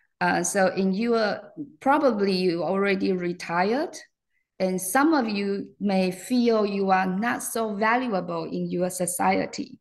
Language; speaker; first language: English; non-native, fluent; Chinese